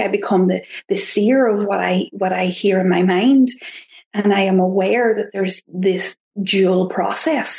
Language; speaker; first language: English; native; English